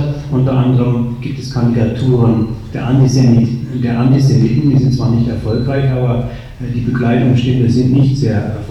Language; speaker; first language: German; native; German